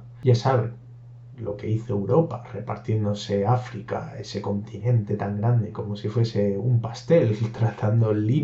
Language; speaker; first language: Spanish; native; Spanish